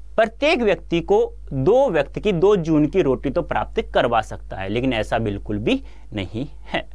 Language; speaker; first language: Hindi; native; Hindi